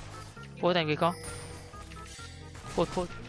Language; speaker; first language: English; non-native, learner; Vietnamese